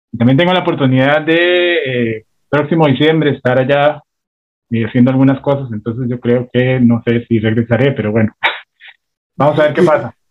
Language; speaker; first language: Spanish; native; Spanish